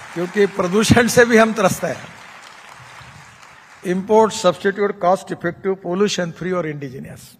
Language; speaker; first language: Hindi; non-native, local second language; Marathi